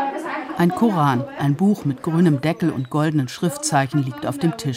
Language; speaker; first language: German; native; German